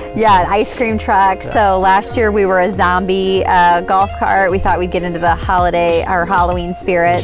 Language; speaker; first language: English; native; English